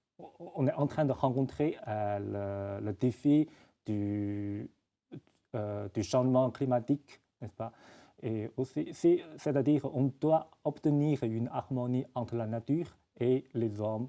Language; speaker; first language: French; non-native, fluent; Chinese